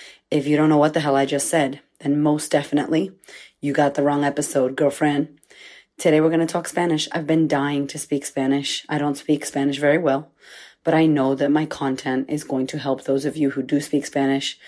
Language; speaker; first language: English; native; English